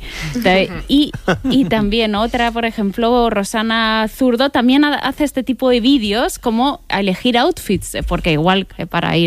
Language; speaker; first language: Spanish; native; Spanish